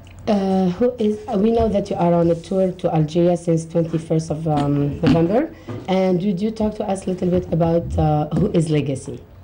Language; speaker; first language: English; non-native, fluent; Arabic